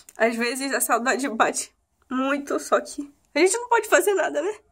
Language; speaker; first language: Portuguese; native; Portuguese